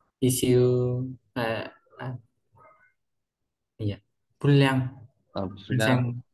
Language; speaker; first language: Korean; non-native, learner; Vietnamese